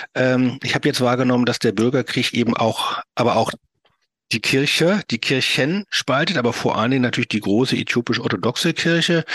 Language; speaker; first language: German; native; German